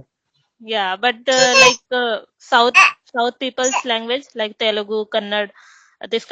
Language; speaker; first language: English; non-native, local second language; Hindi